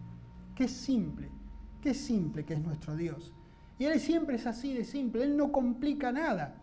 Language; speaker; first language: Spanish; native; Spanish